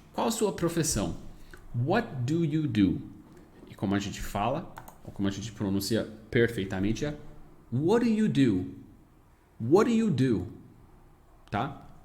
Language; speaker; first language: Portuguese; non-native, fluent; English